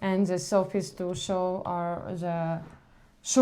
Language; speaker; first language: English; non-native, learner; Ukrainian